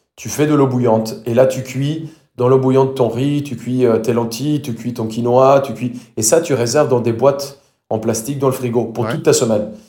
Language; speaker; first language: French; non-native, fluent; Spanish